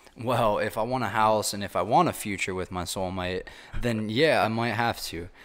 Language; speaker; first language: English; native; English